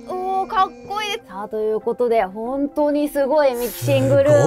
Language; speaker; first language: Japanese; native; Japanese